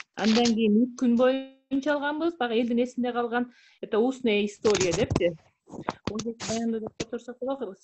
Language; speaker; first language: Kyrgyz; native; Kyrgyz